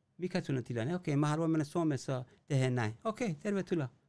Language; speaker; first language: Finnish; non-native, learner; Persian